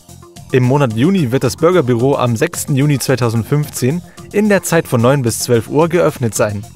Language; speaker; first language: German; native; German